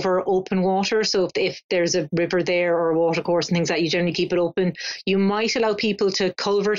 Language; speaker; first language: English; native; English